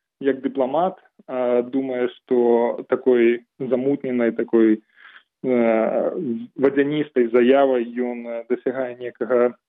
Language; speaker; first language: Belarusian; non-native, local second language; Russian